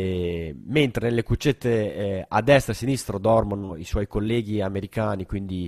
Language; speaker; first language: Italian; native; Italian